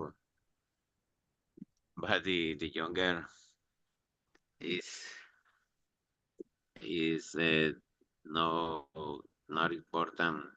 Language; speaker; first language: English; non-native, learner; Spanish